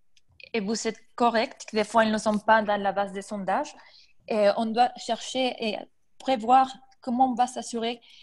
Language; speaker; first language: French; non-native, fluent; Spanish